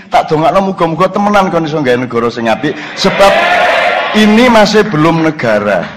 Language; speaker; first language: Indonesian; non-native, local second language; Javanese